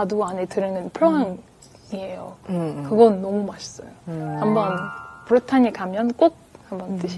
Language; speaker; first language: Korean; non-native, fluent; French